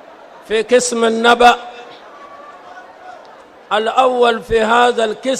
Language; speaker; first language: Arabic; non-native, fluent; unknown